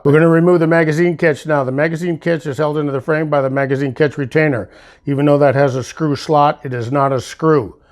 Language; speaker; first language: English; native; English